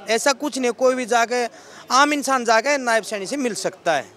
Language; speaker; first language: Hindi; native; Hindi